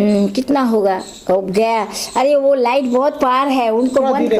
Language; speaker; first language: Hindi; non-native, local second language; Bangla